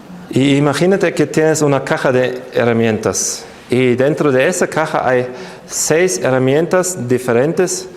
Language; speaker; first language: Spanish; non-native, fluent; German